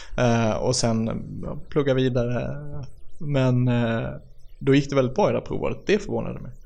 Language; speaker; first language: Swedish; native; Swedish